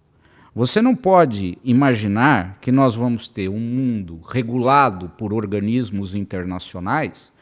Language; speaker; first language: Portuguese; native; Portuguese